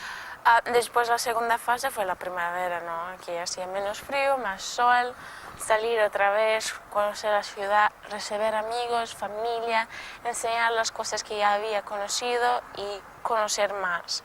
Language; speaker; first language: Spanish; non-native, local second language; Portuguese